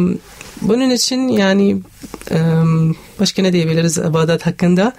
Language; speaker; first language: Turkish; non-native, learner; Arabic